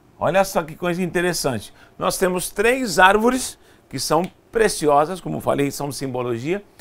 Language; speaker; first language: Portuguese; non-native, fluent; Spanish